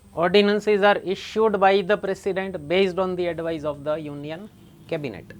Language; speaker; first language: English; non-native, local second language; Gujarati